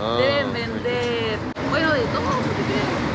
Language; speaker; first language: Spanish; native; Spanish